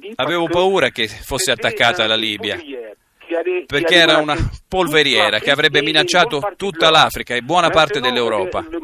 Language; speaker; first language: Italian; non-native, fluent; Arabic